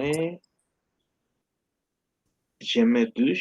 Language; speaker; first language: French; non-native, learner; Spanish